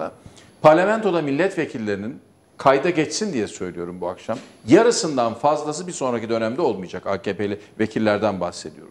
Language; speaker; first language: Turkish; native; Turkish